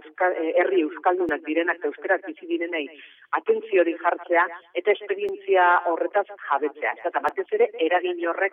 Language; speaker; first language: Basque; native; Basque